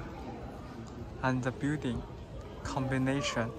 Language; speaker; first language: English; non-native, learner; Chinese